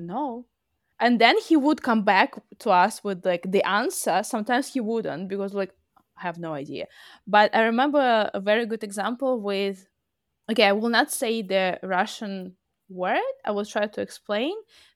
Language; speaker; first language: English; non-native, fluent; Russian